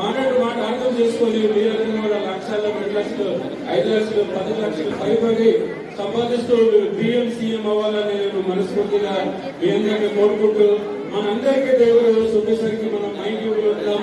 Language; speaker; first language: Telugu; native; Telugu